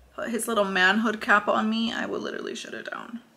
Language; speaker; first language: English; early bilingual, other home language; Spanish